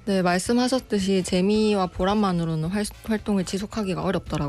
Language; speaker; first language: Korean; native; Korean